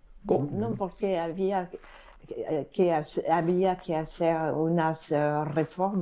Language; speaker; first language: Spanish; non-native, fluent; French